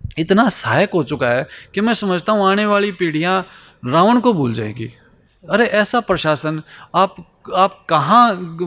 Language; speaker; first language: Hindi; native; Hindi